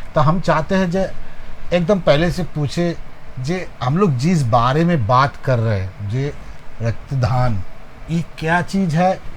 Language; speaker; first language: Hindi; non-native, local second language; Bangla